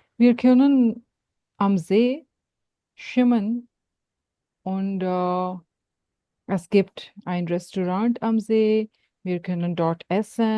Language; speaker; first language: German; non-native, fluent; Urdu